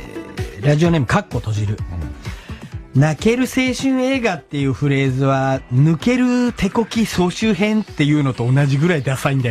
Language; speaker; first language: Japanese; native; Japanese